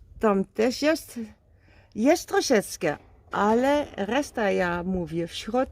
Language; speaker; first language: Polish; non-native, learner; Dutch